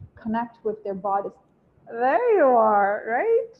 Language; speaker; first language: English; non-native, fluent; Portuguese